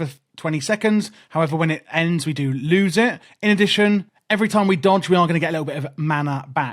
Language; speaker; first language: English; native; English